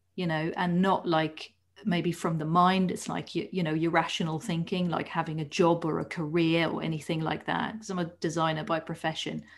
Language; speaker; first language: English; non-native, fluent; Dutch